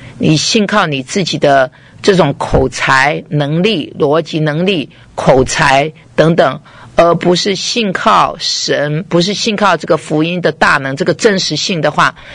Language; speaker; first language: Chinese; native; Chinese